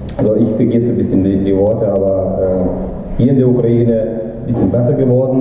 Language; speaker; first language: German; non-native, learner; Ukrainian